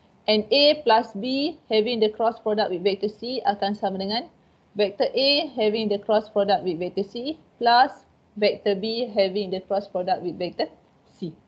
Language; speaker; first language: English; non-native, local second language; Malay